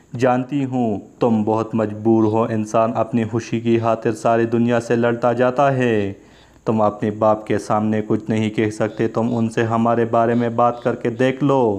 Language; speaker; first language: Urdu; non-native, local second language; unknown